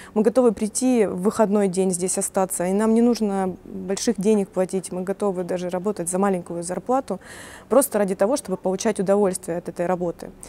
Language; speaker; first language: Russian; native; Russian